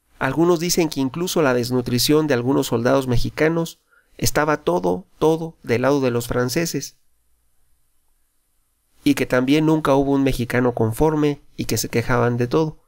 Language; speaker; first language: Spanish; native; Spanish